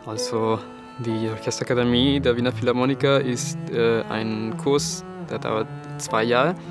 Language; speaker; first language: German; non-native, fluent; Spanish